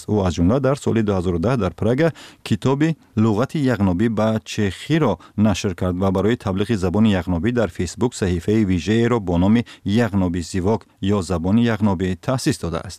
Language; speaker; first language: Tajik; native; Tajik